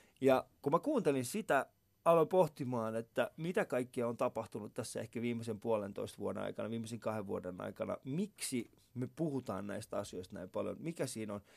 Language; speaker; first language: Finnish; early bilingual, other home language; Persian